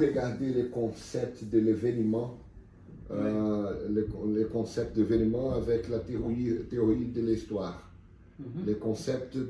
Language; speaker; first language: French; non-native, learner; Portuguese